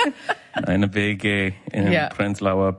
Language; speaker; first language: German; non-native, learner; English